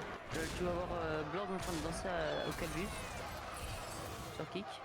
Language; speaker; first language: French; native; French